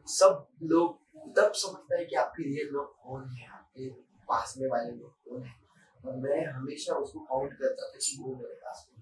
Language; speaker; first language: Hindi; non-native, local second language; Marathi